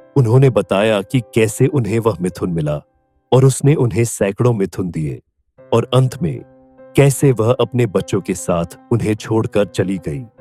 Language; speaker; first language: Hindi; non-native, local second language; Nyishi